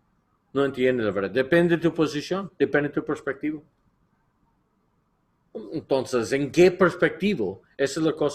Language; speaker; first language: Spanish; non-native, learner; English